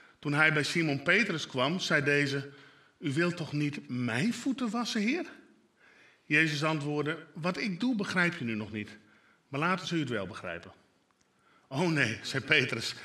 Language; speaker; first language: Dutch; non-native, local second language; Western Frisian